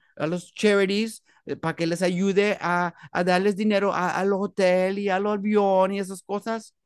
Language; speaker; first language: Spanish; early bilingual, heritage; Spanish